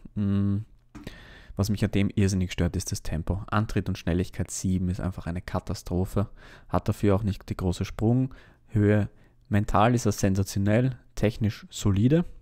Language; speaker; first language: German; native; German